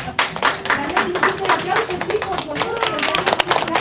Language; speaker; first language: Spanish; native; Spanish